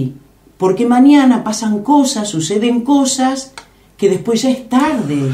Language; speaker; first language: Spanish; native; Spanish